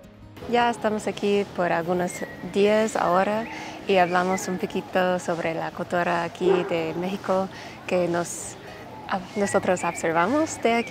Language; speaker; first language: Spanish; non-native, learner; English